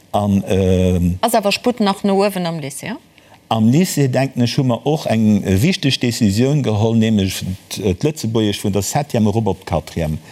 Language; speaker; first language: Luxembourgish; native; Luxembourgish